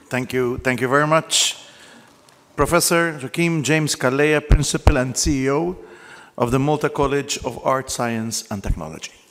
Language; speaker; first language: English; non-native, local second language; Maltese